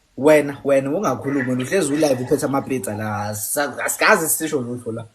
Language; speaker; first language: Zulu; native; Zulu